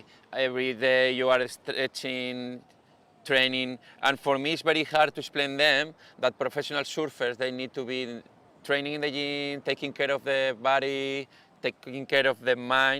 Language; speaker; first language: English; non-native, fluent; Spanish